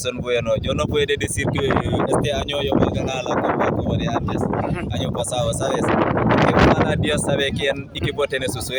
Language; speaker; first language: Spanish; non-native, learner; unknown